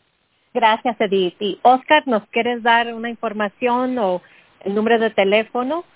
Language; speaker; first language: Spanish; early bilingual, heritage; Spanish